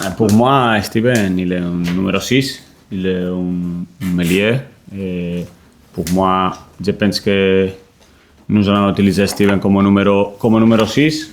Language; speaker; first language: French; non-native, learner; Spanish